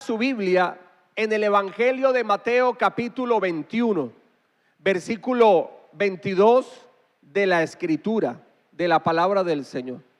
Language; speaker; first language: Spanish; native; Spanish